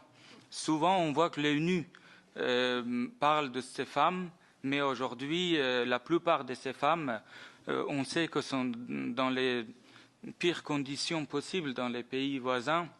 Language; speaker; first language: French; non-native, fluent; Persian